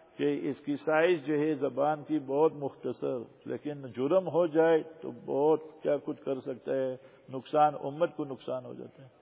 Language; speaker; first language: Urdu; non-native, local second language; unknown